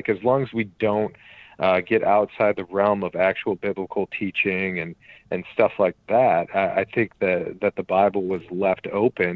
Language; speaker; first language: English; native; English